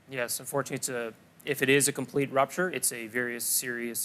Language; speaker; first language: English; native; English